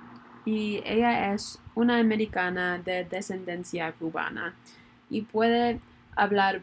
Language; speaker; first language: Spanish; non-native, learner; English